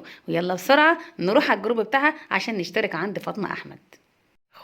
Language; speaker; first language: Arabic; native; Arabic